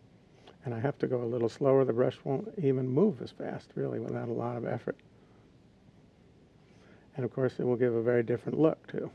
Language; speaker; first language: English; native; English